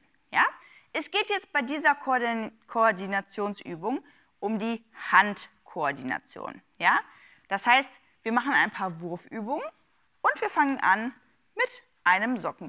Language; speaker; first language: German; native; German